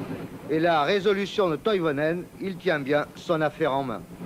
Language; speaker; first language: French; native; French